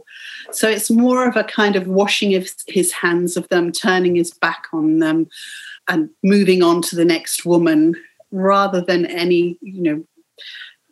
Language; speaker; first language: English; native; English